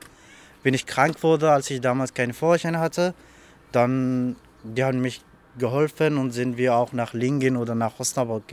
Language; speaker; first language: German; non-native, learner; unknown